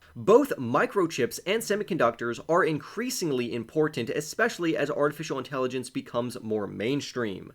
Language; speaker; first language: English; native; English